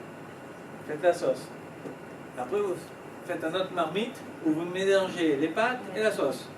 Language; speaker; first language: French; native; French